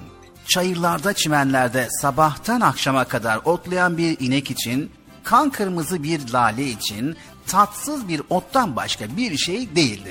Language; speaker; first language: Turkish; native; Turkish